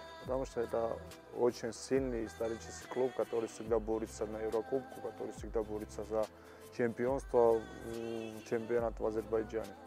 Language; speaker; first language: Russian; non-native, fluent; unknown